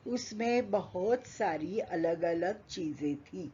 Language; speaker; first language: Hindi; non-native, local second language; Marathi